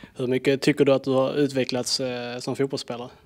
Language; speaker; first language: Swedish; native; Swedish